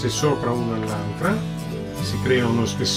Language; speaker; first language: Italian; native; Italian